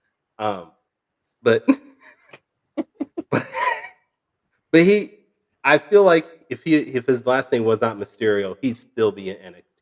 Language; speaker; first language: English; native; English